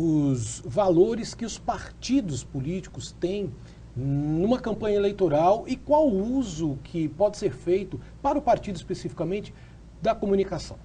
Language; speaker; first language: Portuguese; native; Portuguese